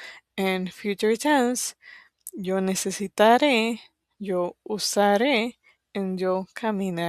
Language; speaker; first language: Spanish; non-native, fluent; English